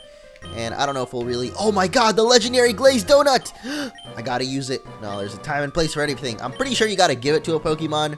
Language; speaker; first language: English; native; English